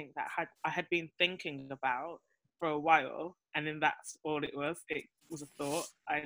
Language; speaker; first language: English; native; English